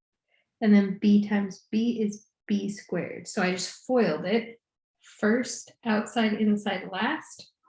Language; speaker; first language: English; native; English